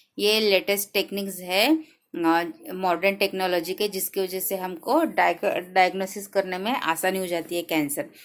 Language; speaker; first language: Hindi; non-native, local second language; Marathi